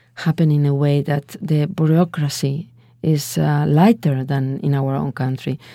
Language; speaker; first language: English; non-native, fluent; Spanish